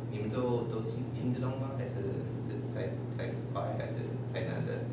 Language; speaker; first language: Chinese; non-native, learner; English